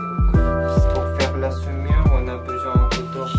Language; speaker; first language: French; non-native, learner; Korean